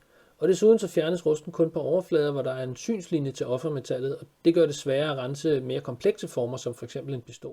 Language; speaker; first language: Danish; native; Danish